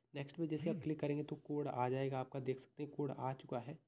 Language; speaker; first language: Hindi; native; Hindi